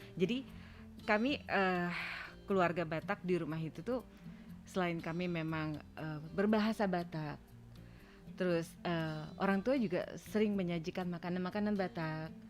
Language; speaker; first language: Indonesian; native; Indonesian